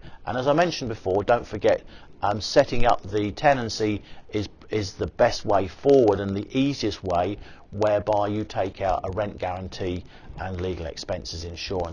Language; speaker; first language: English; native; English